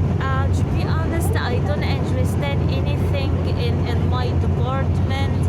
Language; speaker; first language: English; non-native, learner; Arabic